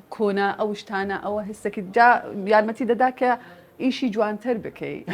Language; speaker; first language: Central Kurdish; non-native, local second language; Southern Kurdish